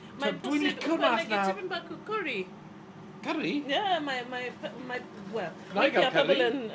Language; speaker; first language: Welsh; non-native, learner; English